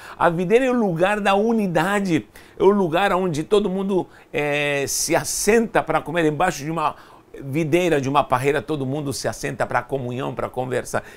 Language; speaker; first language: Portuguese; non-native, fluent; Spanish